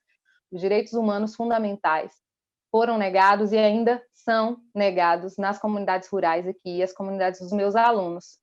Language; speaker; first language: Portuguese; native; Portuguese